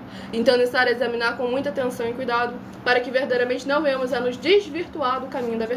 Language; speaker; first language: Portuguese; native; Portuguese